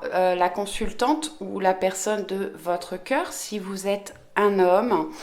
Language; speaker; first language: French; native; French